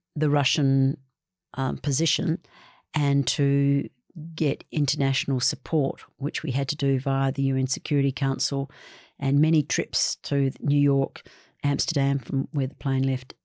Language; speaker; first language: English; native; English